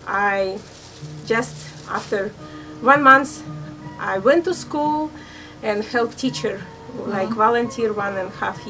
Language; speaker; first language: English; non-native, learner; Russian